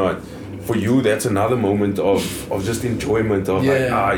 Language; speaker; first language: English; native; English